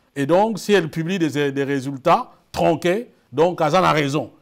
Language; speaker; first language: French; non-native, local second language; Lingala